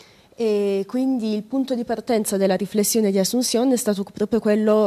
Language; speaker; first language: Italian; native; Italian